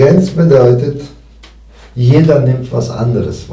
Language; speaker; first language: German; non-native, fluent; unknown